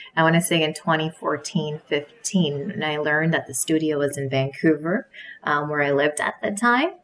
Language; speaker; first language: English; native; English